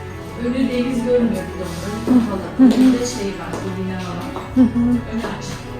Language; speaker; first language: Turkish; native; Turkish